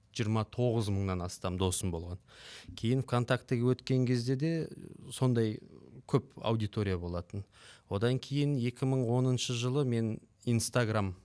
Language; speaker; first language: Kazakh; native; Kazakh